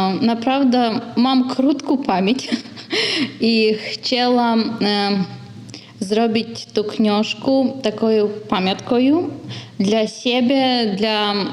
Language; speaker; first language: Polish; non-native, learner; Ukrainian